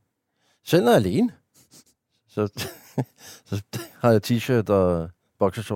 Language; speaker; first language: Danish; native; Danish